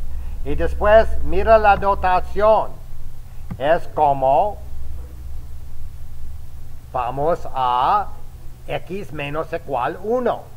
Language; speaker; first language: Spanish; non-native, fluent; English